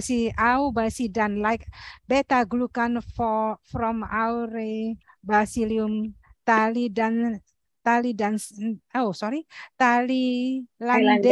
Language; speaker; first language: English; non-native, learner; Indonesian